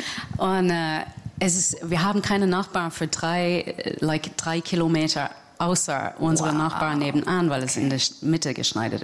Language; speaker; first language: German; non-native, learner; English